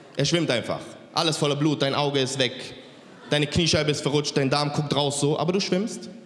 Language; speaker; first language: German; native; German